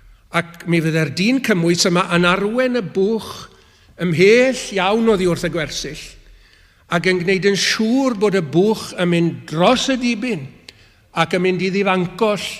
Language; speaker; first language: Welsh; native; Welsh